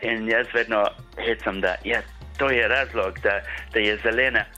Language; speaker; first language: Slovenian; non-native, learner; English